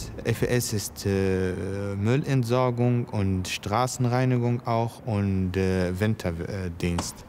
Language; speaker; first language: German; non-native, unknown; Arabic